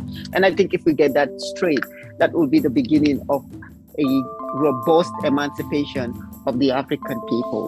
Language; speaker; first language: English; non-native, local second language; Ibibio